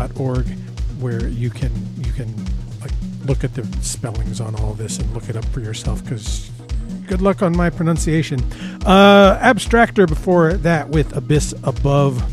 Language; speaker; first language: English; native; English